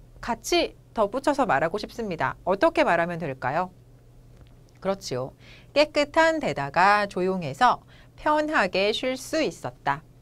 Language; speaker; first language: Korean; native; Korean